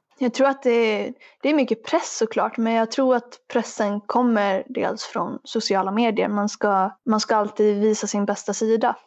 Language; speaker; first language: Swedish; native; Swedish